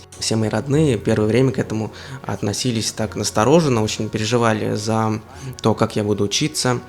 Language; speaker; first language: Russian; native; Russian